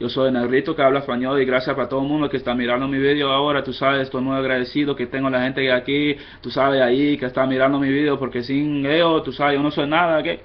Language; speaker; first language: Spanish; non-native, fluent; English